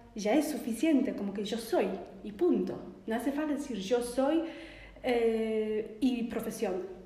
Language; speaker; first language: Spanish; non-native, fluent; Polish